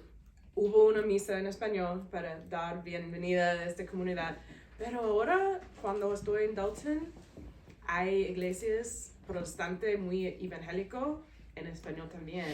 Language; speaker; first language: Spanish; non-native, fluent; English